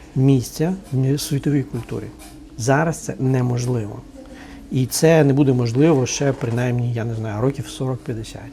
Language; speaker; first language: Ukrainian; non-native, fluent; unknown